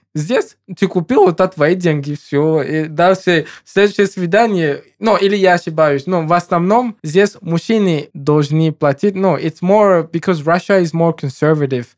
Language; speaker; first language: Russian; non-native, learner; English